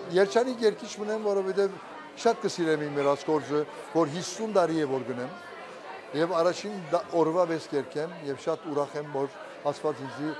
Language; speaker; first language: Armenian; early bilingual, heritage; Armenian